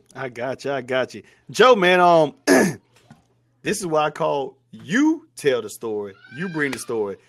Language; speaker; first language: English; native; English